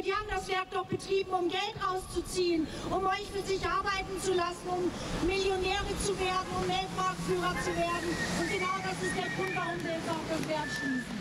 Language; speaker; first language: German; native; German